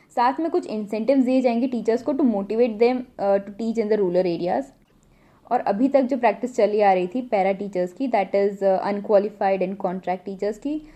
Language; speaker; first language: Hindi; non-native, local second language; Gujarati